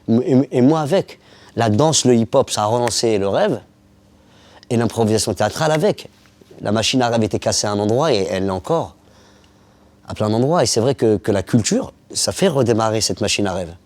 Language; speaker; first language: French; early bilingual, other home language; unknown